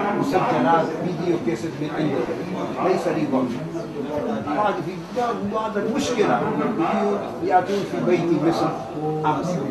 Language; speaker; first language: Arabic; non-native, learner; Urdu